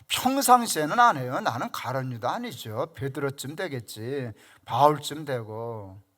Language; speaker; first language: Korean; native; Korean